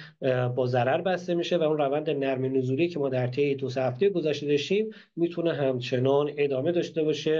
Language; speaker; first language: Persian; native; Persian